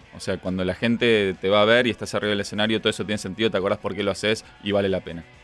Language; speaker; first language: Spanish; native; Spanish